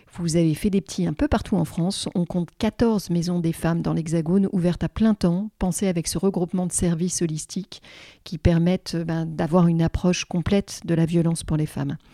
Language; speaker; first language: French; native; French